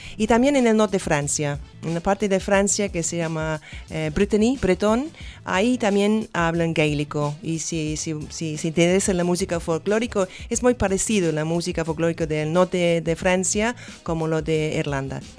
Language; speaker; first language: Spanish; non-native, fluent; English